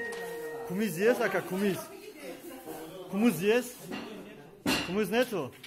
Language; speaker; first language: Russian; non-native, learner; Tajik